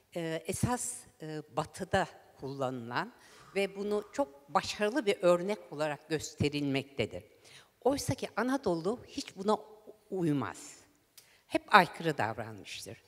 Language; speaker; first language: Turkish; native; Turkish